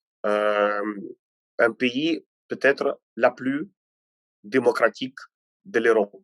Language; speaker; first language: French; non-native, fluent; Ukrainian